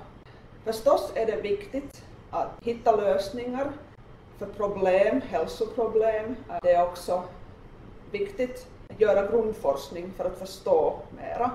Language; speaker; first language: Swedish; non-native, local second language; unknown